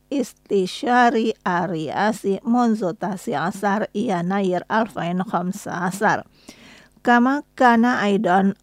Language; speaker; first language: Arabic; non-native, fluent; Indonesian